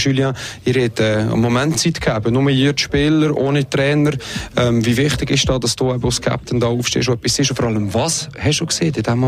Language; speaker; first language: German; native; German